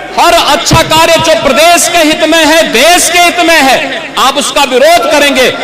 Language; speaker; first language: Hindi; native; Hindi